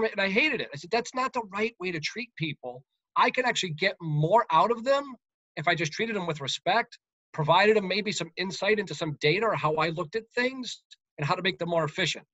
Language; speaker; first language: English; native; English